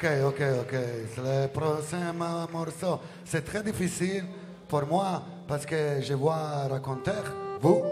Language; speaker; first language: French; non-native, learner; Italian